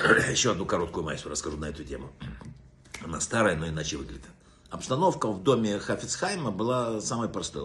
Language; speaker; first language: Russian; native; Russian